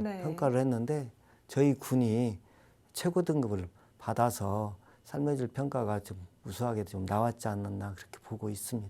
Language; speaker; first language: Korean; native; Korean